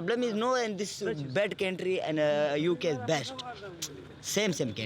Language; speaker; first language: English; non-native, learner; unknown